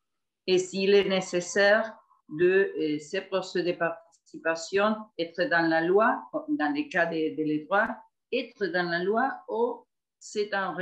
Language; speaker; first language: French; non-native, fluent; Spanish